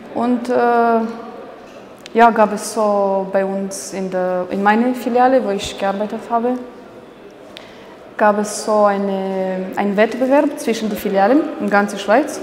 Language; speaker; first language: German; non-native, fluent; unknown